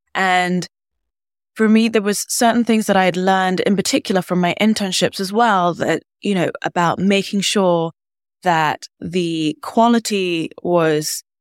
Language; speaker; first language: English; native; English